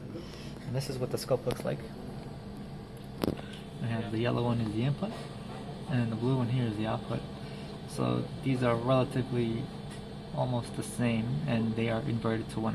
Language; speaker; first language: English; native; English